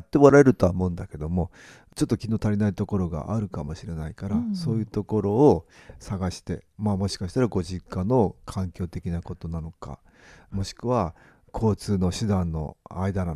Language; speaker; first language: Japanese; native; Japanese